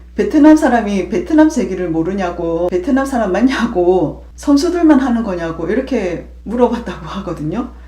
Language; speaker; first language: Korean; native; Korean